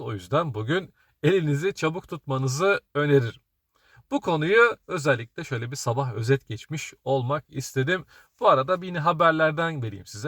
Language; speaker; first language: Turkish; native; Turkish